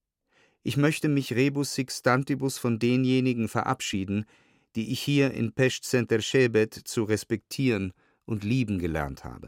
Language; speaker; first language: German; native; German